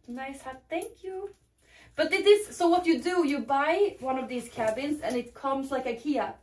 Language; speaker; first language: English; non-native, fluent; Swedish